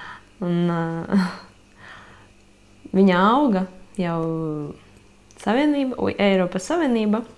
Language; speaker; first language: Latvian; non-native, local second language; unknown